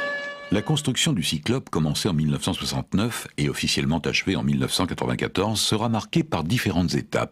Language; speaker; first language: French; native; French